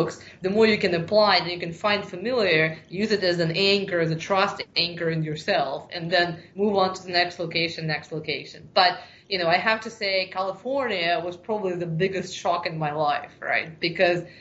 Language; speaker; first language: English; non-native, fluent; Ukrainian